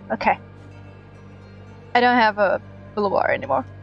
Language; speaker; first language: English; non-native, fluent; Russian